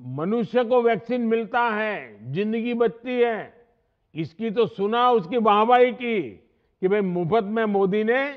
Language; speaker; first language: Hindi; non-native, local second language; Gujarati